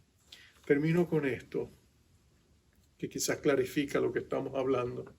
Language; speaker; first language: Spanish; native; Spanish